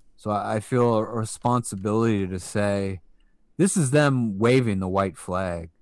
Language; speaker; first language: English; native; English